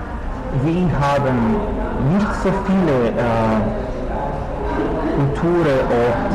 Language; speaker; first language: German; non-native, learner; Portuguese